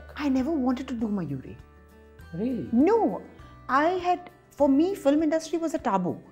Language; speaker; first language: English; non-native, local second language; Tamil